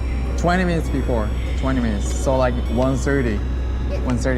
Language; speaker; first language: English; non-native, learner; Japanese